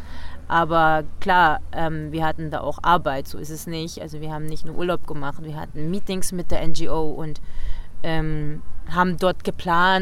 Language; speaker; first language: German; early bilingual, other home language; Filipino